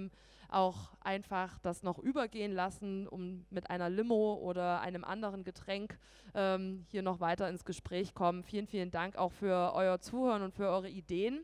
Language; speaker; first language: German; native; German